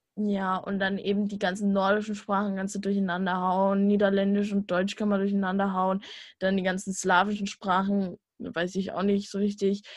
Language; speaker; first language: German; native; German